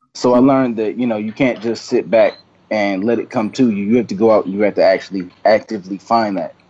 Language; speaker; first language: English; native; English